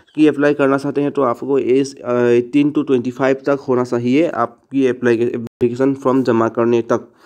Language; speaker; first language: Hindi; non-native, local second language; Assamese